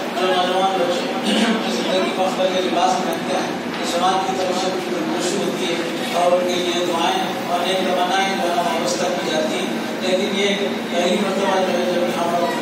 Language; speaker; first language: Urdu; native; Urdu